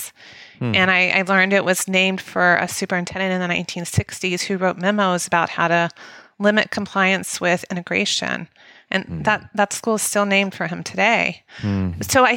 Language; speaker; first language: English; native; English